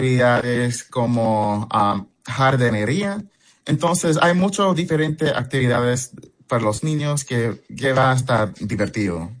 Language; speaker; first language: Spanish; early bilingual, heritage; English